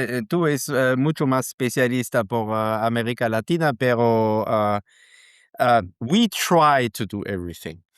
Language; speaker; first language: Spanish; non-native, learner; German